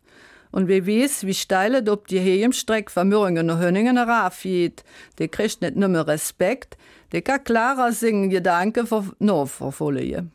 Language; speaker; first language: German; native; German